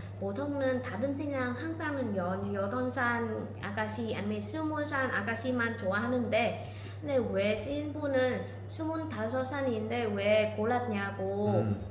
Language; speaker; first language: Korean; non-native, learner; Vietnamese